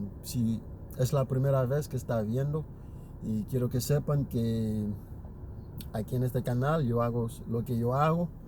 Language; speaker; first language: Spanish; non-native, learner; Haitian Creole